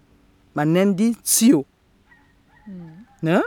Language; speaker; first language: German; non-native, fluent; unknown